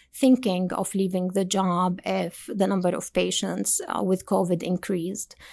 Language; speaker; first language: English; non-native, fluent; Arabic